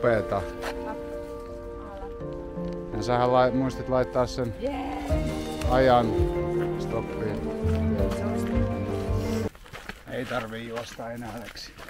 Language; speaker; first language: Finnish; native; Finnish